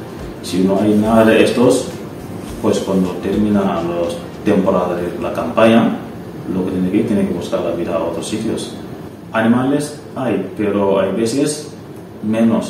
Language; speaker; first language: Spanish; non-native, learner; Wolof